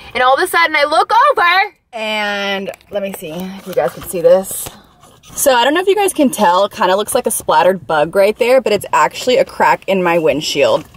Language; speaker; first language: English; native; English